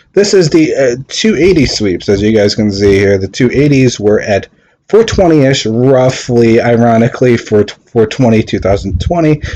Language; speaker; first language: English; native; English